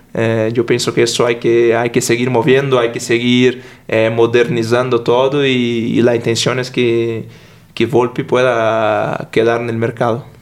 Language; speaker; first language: Spanish; non-native, fluent; Portuguese